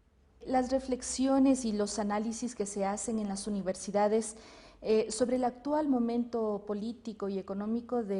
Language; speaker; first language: Spanish; native; Spanish